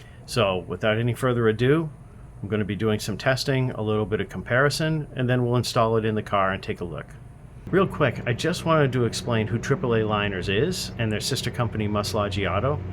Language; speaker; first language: English; native; English